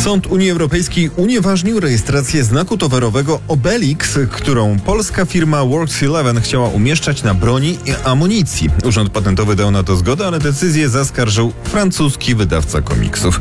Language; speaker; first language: Polish; native; Polish